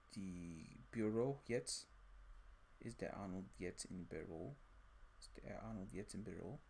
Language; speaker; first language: German; non-native, learner; English